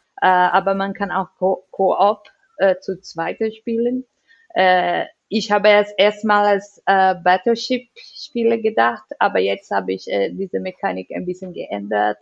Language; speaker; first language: German; non-native, learner; Portuguese